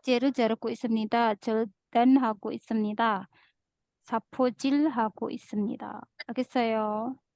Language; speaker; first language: Korean; non-native, fluent; Indonesian